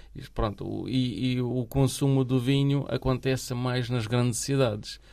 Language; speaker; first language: Portuguese; non-native, fluent; Romanian